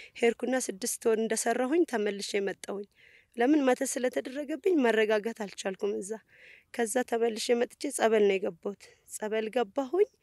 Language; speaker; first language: Amharic; native; Amharic